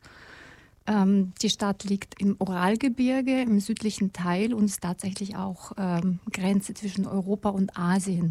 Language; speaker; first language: German; non-native, fluent; Russian